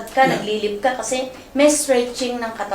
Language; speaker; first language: Filipino; native; Filipino